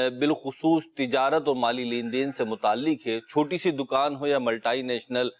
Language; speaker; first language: Urdu; native; Urdu